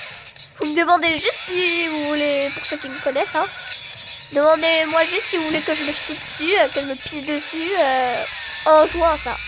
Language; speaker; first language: French; native; French